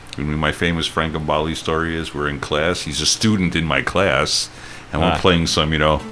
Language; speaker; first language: English; native; English